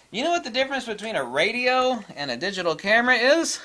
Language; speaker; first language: English; native; English